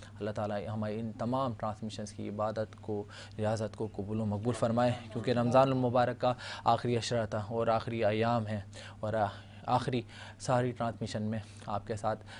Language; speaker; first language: Urdu; native; Urdu